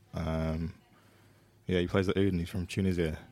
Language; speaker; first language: English; native; English